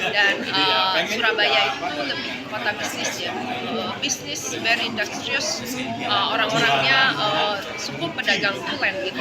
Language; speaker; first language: Indonesian; native; Indonesian